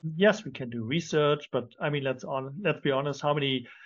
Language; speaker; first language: English; non-native, fluent; German